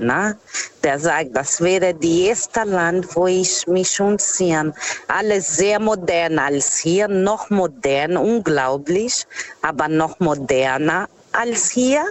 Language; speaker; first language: German; non-native, fluent; Portuguese